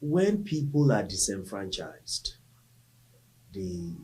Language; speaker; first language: English; non-native, local second language; Yoruba